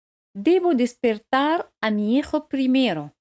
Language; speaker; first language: Spanish; non-native, fluent; French